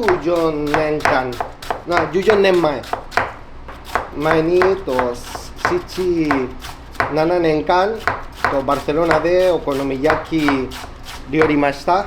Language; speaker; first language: Japanese; non-native, learner; Spanish